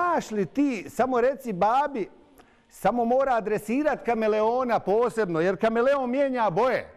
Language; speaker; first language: Bosnian; native; Bosnian